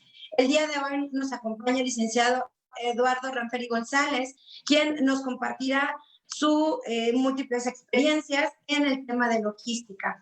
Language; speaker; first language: Spanish; native; Spanish